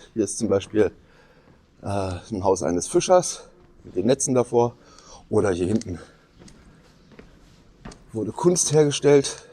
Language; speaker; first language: German; native; German